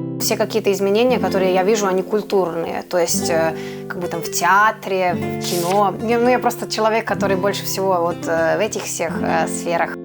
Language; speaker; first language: Russian; non-native, fluent; Serbian